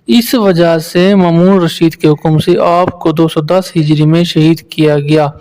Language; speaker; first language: Urdu; native; Urdu